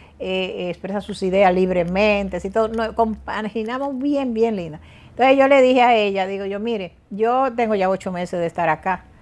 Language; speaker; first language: Spanish; native; Spanish